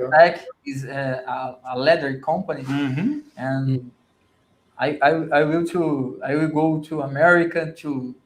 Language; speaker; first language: English; non-native, learner; Portuguese